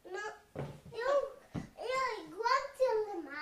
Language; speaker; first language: Italian; early bilingual, heritage; Italian